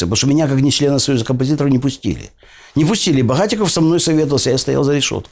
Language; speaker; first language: Russian; native; Russian